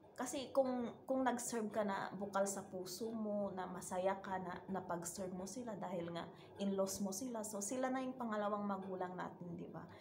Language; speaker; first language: Filipino; native; Filipino